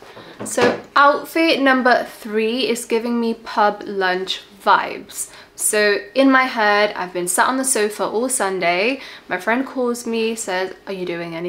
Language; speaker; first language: English; native; English